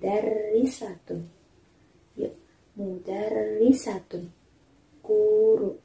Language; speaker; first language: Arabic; non-native, fluent; Indonesian